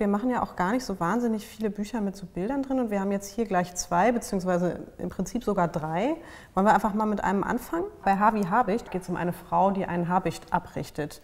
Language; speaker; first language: German; native; German